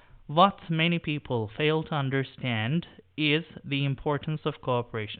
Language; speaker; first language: English; non-native, fluent; Turkish